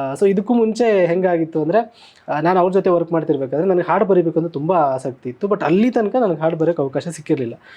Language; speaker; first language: Kannada; native; Kannada